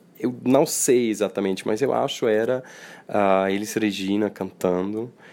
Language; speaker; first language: Portuguese; non-native, fluent; Swiss German